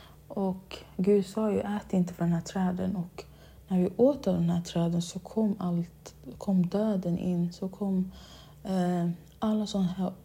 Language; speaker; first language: Swedish; non-native, local second language; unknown